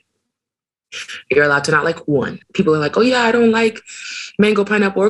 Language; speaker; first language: English; native; English